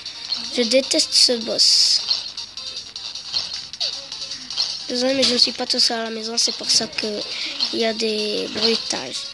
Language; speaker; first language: French; native; French